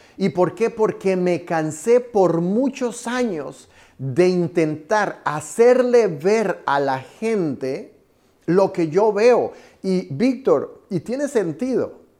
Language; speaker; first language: Spanish; native; Spanish